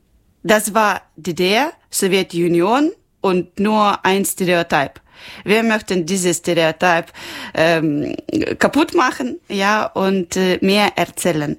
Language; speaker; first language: German; non-native, learner; Ukrainian